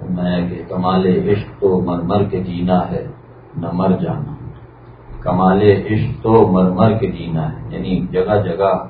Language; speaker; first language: Urdu; native; Urdu